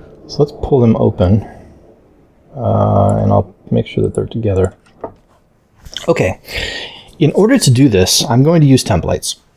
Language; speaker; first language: English; native; English